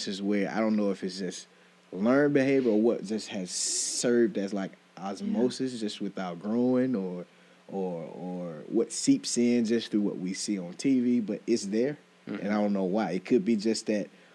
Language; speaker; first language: English; native; English